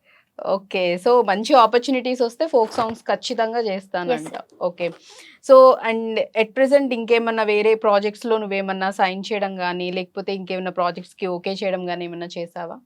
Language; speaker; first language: Telugu; native; Telugu